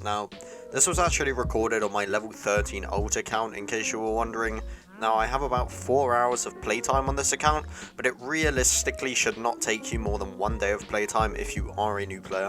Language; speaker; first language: English; native; English